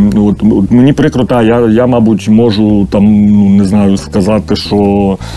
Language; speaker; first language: Ukrainian; native; Ukrainian